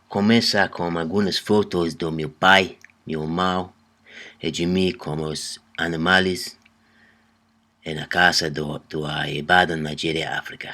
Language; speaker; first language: Portuguese; non-native, learner; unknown